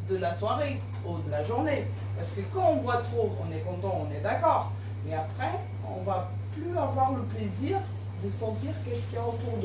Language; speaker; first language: French; non-native, fluent; Portuguese